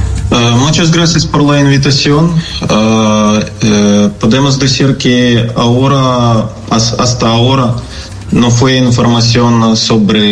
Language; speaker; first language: Spanish; non-native, learner; Ukrainian